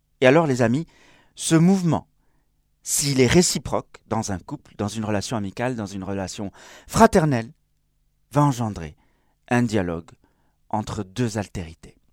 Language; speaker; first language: French; non-native, fluent; Spanish